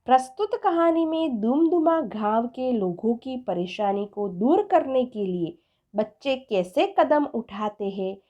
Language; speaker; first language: Hindi; non-native, local second language; Gujarati